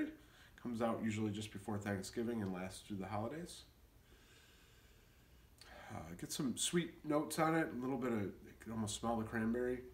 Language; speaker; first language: English; native; English